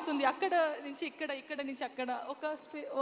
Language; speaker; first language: Telugu; non-native, learner; Kannada